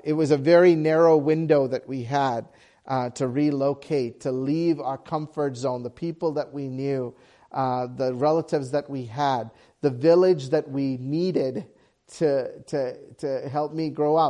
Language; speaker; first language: English; non-native, local second language; Tamil